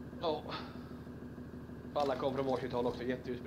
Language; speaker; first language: Swedish; native; Swedish